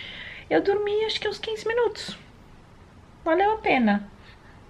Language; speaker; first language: Portuguese; early bilingual, heritage; Portuguese